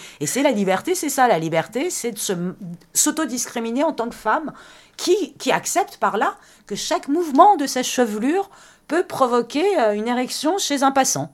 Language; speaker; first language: French; early bilingual, other home language; Persian